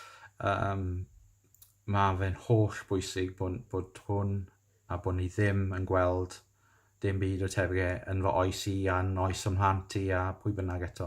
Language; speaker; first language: Welsh; native; Welsh